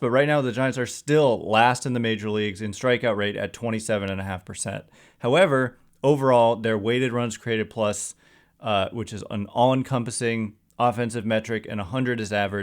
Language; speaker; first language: English; native; English